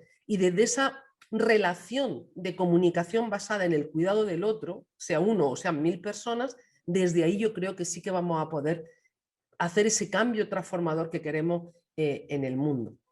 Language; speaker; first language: Spanish; native; Spanish